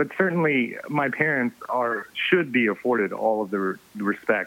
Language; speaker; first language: English; native; English